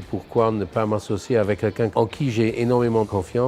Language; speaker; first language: French; non-native, local second language; Luxembourgish